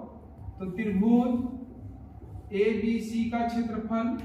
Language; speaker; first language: Hindi; native; Hindi